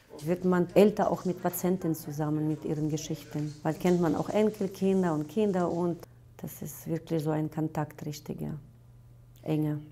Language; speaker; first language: German; non-native, fluent; Russian